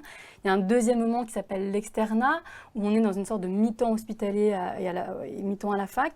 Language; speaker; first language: French; native; French